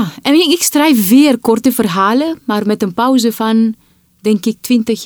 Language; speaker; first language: Dutch; non-native, fluent; Romanian